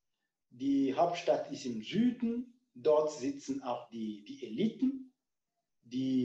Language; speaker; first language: German; non-native, fluent; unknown